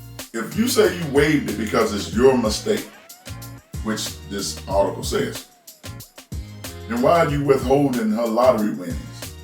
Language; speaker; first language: English; native; English